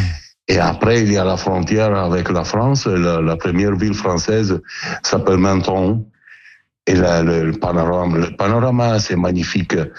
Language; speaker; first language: French; non-native, learner; Italian